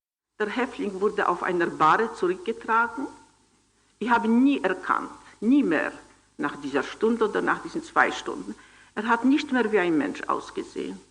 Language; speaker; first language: German; non-native, fluent; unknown